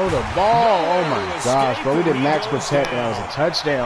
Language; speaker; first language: English; native; English